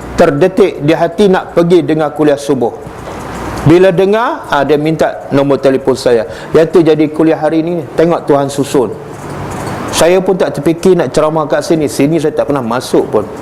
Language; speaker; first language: Malay; native; Malay